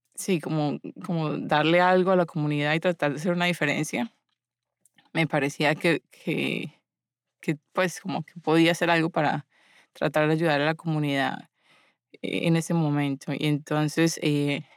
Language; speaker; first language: Spanish; native; Spanish